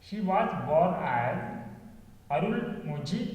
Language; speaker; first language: English; non-native, local second language; Kannada